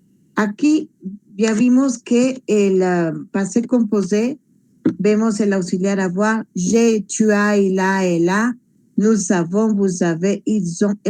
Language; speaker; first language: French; non-native, fluent; Spanish